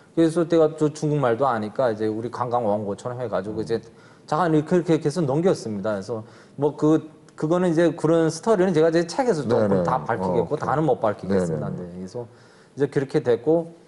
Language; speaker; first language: Korean; native; Korean